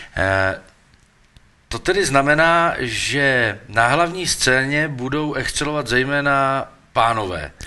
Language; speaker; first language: Czech; native; Czech